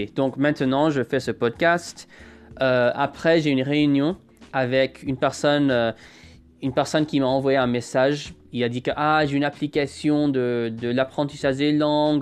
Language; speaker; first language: French; non-native, fluent; English